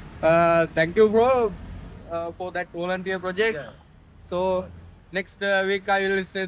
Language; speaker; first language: English; non-native, learner; Sinhala